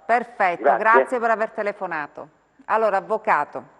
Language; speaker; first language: Italian; native; Italian